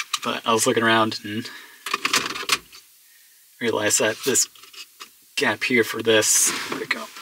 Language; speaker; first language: English; native; English